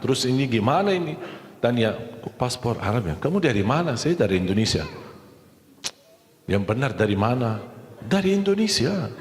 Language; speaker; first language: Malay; non-native, fluent; Arabic